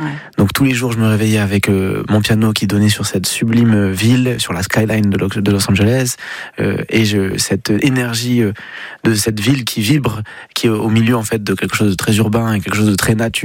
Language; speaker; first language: French; native; French